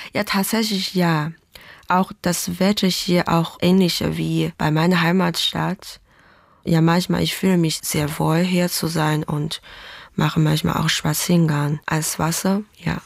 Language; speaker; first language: German; non-native, fluent; Chinese